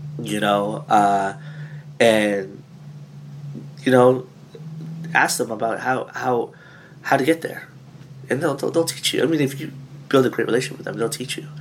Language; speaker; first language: English; early bilingual, other home language; Filipino